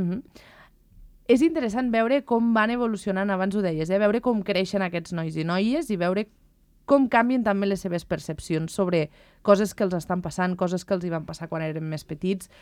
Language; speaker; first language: Catalan; native; Catalan